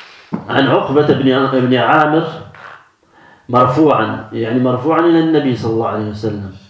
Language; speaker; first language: Arabic; non-native, fluent; French